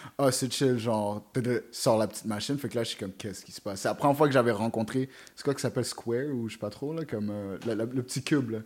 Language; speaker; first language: French; native; French